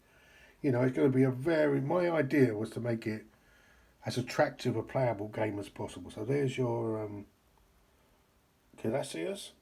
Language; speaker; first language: English; native; English